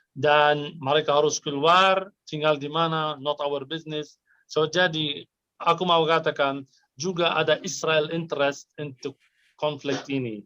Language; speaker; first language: Indonesian; non-native, fluent; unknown